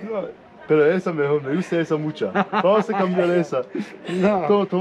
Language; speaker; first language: Spanish; non-native, learner; Turkish